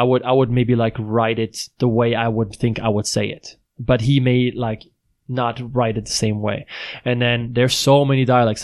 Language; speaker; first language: English; non-native, fluent; Swiss German